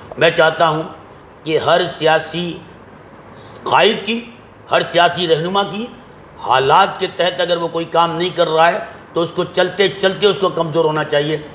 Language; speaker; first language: Urdu; native; Urdu